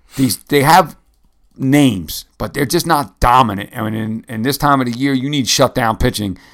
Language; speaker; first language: English; native; English